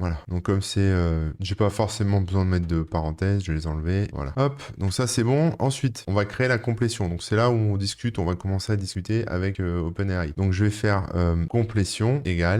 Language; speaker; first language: French; native; French